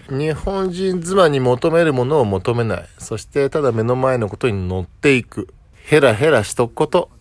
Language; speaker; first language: Japanese; native; Japanese